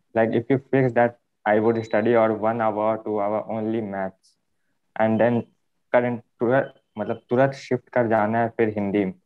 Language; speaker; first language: English; non-native, local second language; Hindi